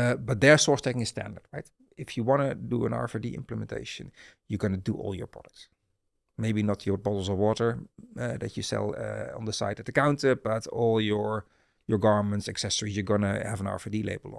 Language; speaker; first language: English; non-native, fluent; Dutch